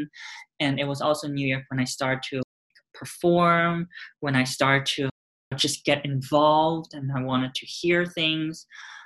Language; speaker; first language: English; non-native, local second language; Cantonese